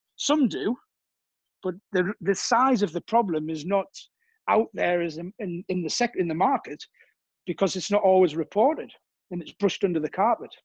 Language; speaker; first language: English; native; English